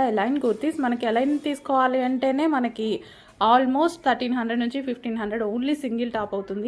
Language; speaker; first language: Telugu; native; Telugu